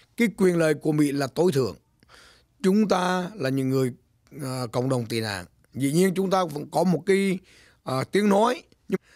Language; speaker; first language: Vietnamese; native; Vietnamese